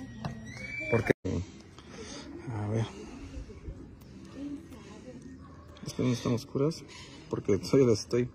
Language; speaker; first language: Spanish; native; Spanish